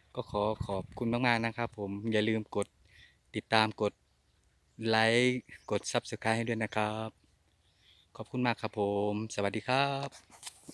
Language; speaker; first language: Thai; non-native, local second language; Northeastern Thai